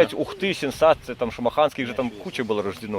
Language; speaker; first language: Russian; native; Russian